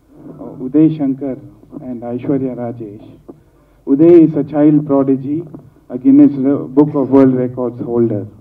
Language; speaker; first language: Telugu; native; Telugu